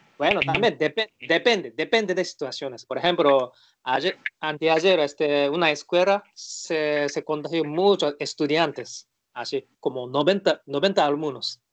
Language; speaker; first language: Spanish; non-native, learner; Japanese